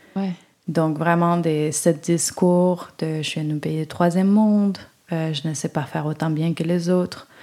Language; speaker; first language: French; non-native, fluent; Spanish